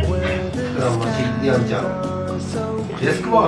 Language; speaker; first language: Indonesian; non-native, learner; Japanese